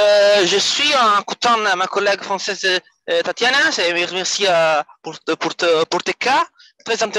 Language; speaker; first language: French; non-native, fluent; Italian